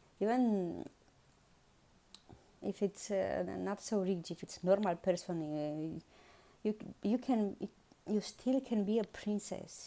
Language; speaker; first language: English; non-native, learner; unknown